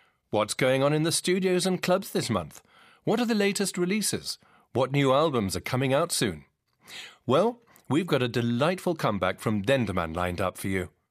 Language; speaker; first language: English; native; English